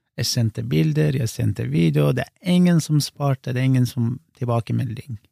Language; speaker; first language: Norwegian; non-native, fluent; Kurdish